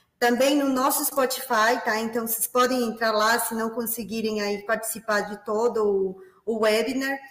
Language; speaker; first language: Portuguese; non-native, fluent; Spanish